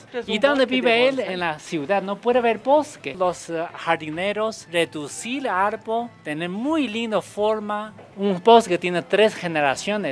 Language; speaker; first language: Spanish; non-native, learner; Chinese